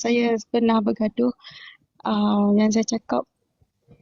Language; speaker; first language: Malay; non-native, local second language; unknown